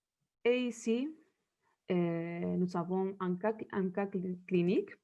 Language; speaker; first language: French; non-native, fluent; Spanish